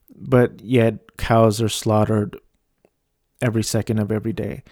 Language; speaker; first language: English; early bilingual, other home language; Filipino